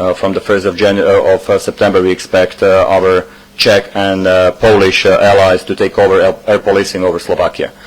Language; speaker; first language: English; non-native, fluent; Slovak